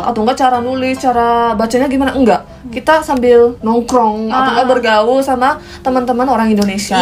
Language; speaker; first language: Indonesian; early bilingual, other home language; Korean